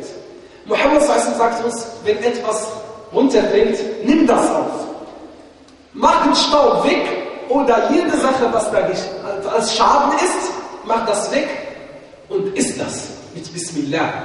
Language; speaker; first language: German; non-native, fluent; Arabic